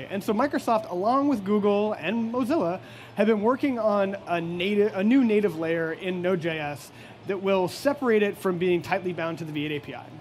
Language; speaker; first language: English; native; English